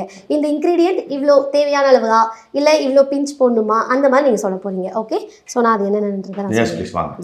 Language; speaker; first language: Tamil; native; Tamil